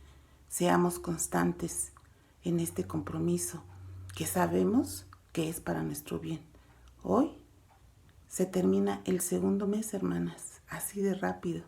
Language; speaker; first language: Spanish; native; Spanish